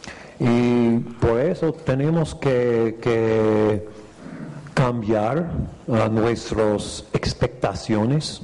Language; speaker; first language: Spanish; non-native, fluent; English